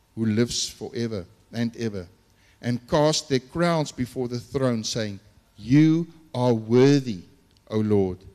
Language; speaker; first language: English; non-native, local second language; Afrikaans